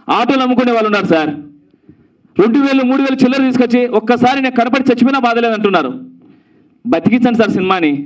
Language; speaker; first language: Telugu; native; Telugu